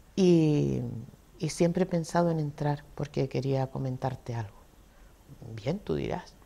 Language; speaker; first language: Spanish; native; Spanish